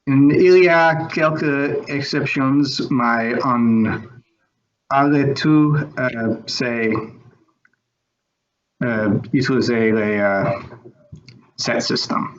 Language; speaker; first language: French; non-native, learner; English